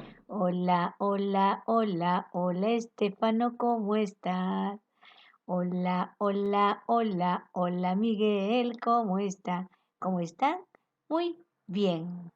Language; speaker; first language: Spanish; native; Spanish